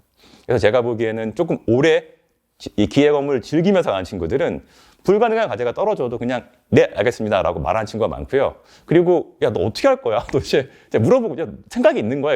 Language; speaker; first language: Korean; native; Korean